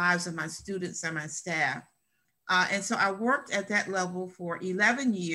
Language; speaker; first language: English; native; English